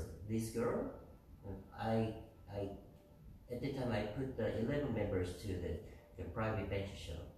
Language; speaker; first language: English; non-native, learner; Korean